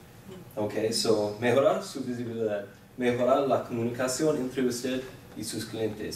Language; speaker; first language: Spanish; non-native, fluent; English